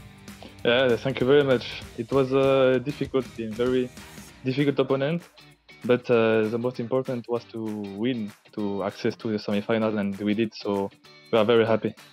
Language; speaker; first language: English; non-native, fluent; French